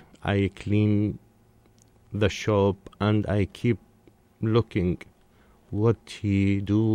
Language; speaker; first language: English; non-native, learner; Arabic